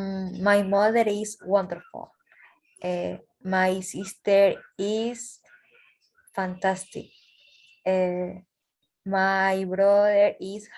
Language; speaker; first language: English; non-native, learner; Spanish